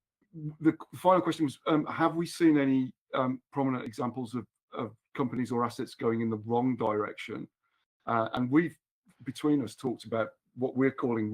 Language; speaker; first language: English; native; English